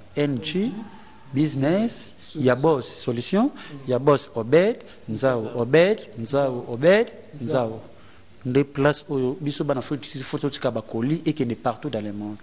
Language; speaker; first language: Lingala; native; Lingala